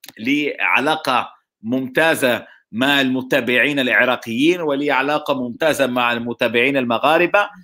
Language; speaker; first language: Arabic; non-native, local second language; Hebrew